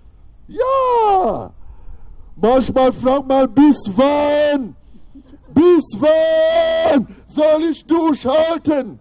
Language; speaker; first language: German; non-native, fluent; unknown